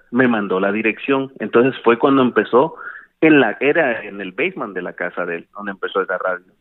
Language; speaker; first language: Spanish; native; Spanish